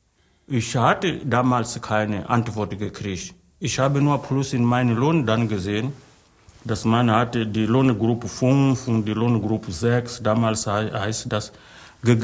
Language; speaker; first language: German; non-native, learner; Portuguese